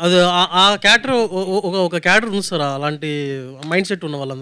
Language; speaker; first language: Telugu; native; Telugu